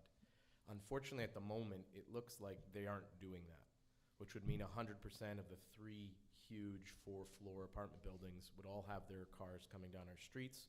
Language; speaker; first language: English; native; English